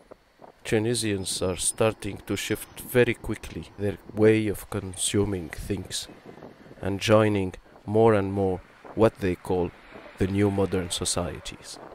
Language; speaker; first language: English; non-native, fluent; Arabic